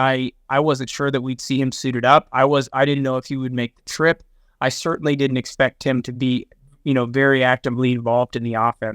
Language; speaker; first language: English; native; English